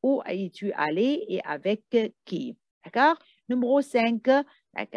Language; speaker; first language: French; non-native, fluent; Arabic